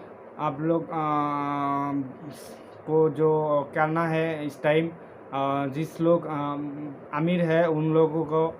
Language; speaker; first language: Hindi; non-native, learner; Bangla